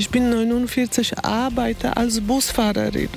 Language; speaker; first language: German; non-native, fluent; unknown